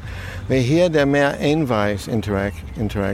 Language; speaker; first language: Danish; non-native, fluent; English